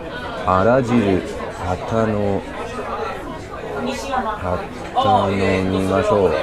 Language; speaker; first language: Japanese; non-native, learner; English